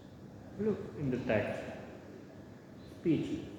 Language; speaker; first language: English; non-native, local second language; Indonesian